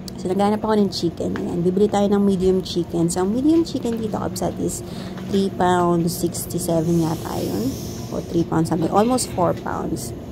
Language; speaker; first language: Filipino; non-native, local second language; Iloko